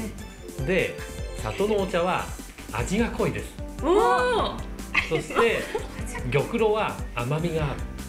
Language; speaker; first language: Japanese; native; Japanese